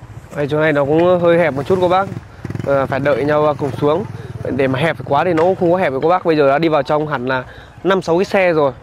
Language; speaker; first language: Vietnamese; native; Vietnamese